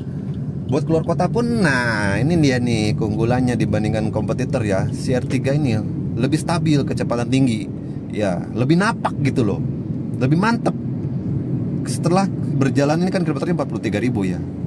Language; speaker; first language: Indonesian; native; Indonesian